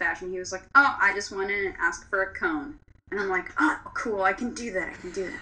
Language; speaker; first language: English; early bilingual, other home language; Polish